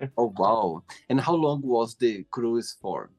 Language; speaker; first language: English; non-native, fluent; Portuguese